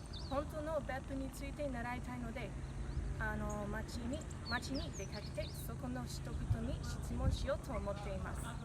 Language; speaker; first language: Japanese; non-native, learner; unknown